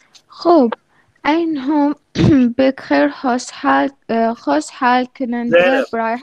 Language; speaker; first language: Persian; non-native, learner; Arabic